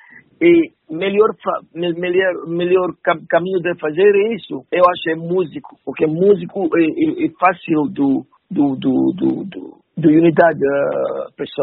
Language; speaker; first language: Portuguese; non-native, learner; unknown